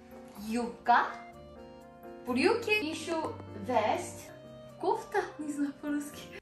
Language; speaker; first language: Russian; non-native, fluent; Korean